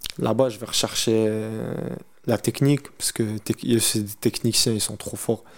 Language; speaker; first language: French; early bilingual, other home language; Chechen